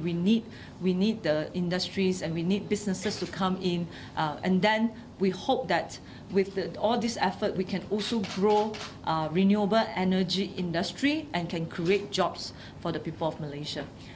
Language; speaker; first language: English; non-native, local second language; Chinese